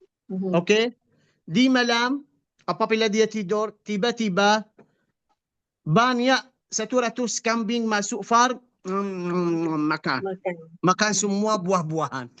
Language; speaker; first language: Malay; non-native, fluent; Arabic